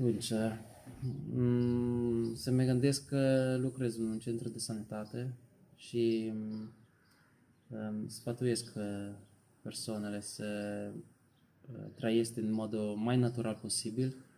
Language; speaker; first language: Romanian; non-native, learner; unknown